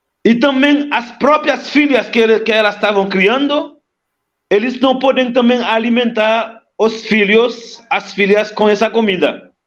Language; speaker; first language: Portuguese; non-native, fluent; Haitian Creole